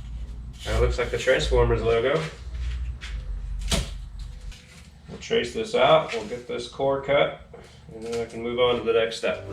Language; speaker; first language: English; native; English